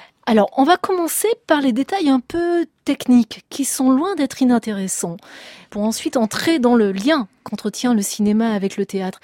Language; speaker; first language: French; native; French